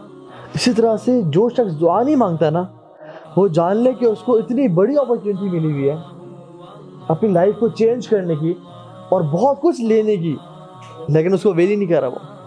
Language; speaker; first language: Urdu; native; Urdu